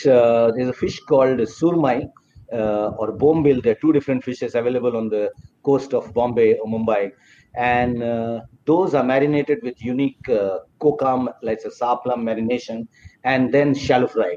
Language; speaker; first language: English; non-native, local second language; Marathi